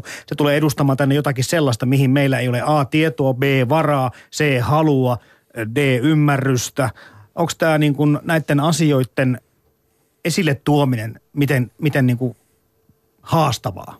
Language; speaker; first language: Finnish; native; Finnish